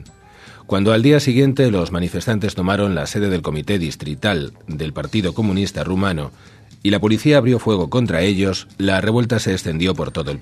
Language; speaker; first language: Spanish; native; Spanish